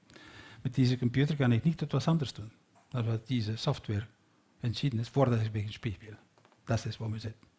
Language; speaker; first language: German; non-native, learner; Dutch